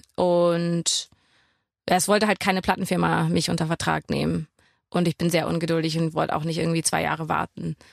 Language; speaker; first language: German; non-native, fluent; English